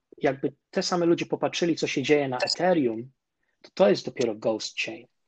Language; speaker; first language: Polish; early bilingual, heritage; Polish